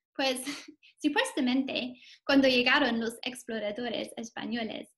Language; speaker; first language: Spanish; non-native, fluent; English